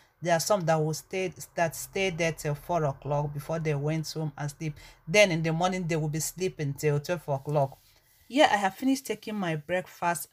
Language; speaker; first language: English; non-native, local second language; Igbo